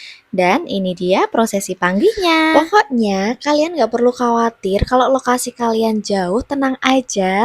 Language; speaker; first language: Indonesian; non-native, local second language; Javanese